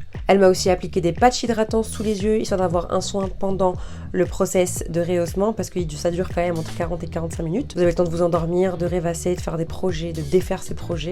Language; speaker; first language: French; native; French